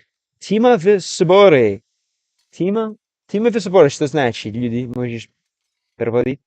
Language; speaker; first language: Russian; non-native, learner; English